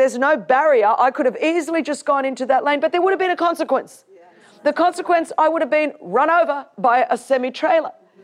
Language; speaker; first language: English; native; English